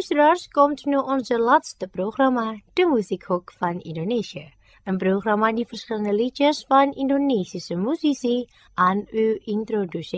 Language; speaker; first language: Dutch; non-native, fluent; Indonesian